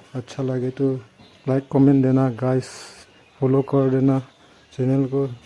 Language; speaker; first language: Hindi; non-native, local second language; Assamese